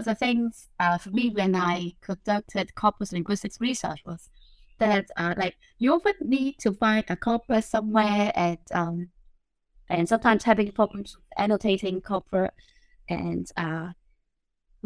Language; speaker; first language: English; non-native, local second language; Cantonese